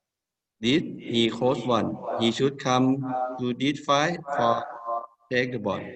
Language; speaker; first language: English; non-native, learner; Thai